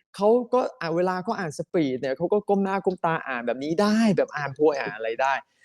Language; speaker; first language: Thai; native; Thai